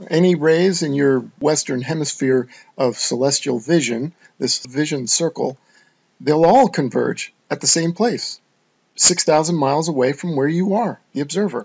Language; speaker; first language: English; native; English